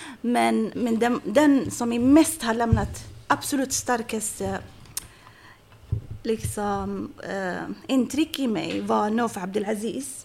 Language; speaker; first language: Swedish; non-native, fluent; Arabic